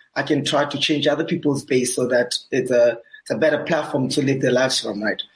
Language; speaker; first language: English; non-native, local second language; Southern Sotho